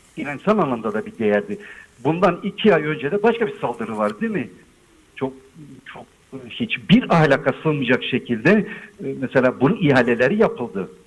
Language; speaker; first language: Turkish; non-native, local second language; Zaza